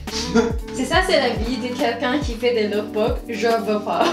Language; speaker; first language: French; non-native, learner; English